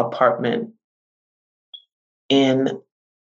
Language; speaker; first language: English; native; English